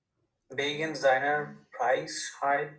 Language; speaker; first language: German; non-native, learner; Bangla